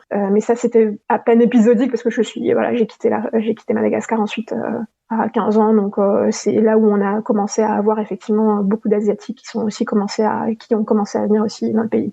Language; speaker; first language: French; non-native, local second language; Gujarati